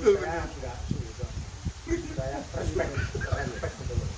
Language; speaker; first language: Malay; non-native, local second language; Javanese